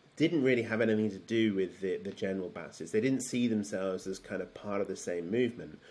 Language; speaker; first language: English; native; English